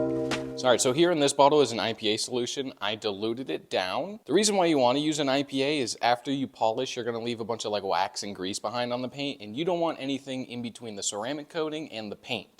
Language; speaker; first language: English; native; English